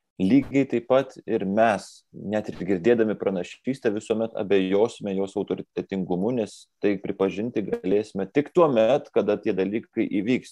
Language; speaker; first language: Lithuanian; native; Lithuanian